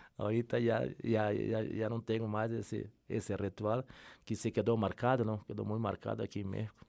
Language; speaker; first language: Spanish; non-native, fluent; Portuguese